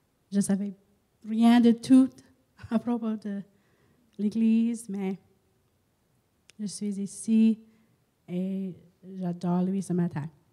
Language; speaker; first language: French; non-native, learner; English